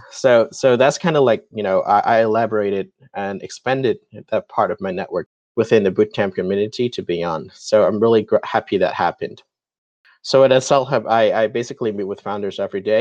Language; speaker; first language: English; non-native, local second language; Cantonese